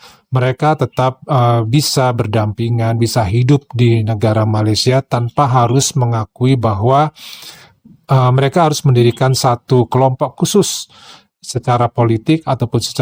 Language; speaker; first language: Indonesian; native; Indonesian